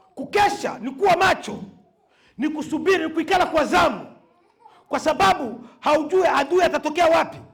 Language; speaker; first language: Swahili; native; Swahili